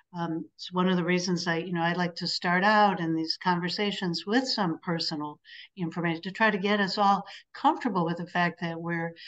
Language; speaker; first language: English; native; English